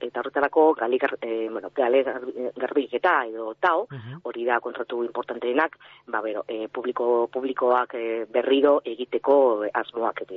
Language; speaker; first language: Basque; non-native, local second language; Spanish